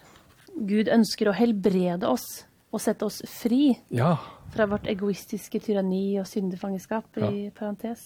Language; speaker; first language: Norwegian; native; Norwegian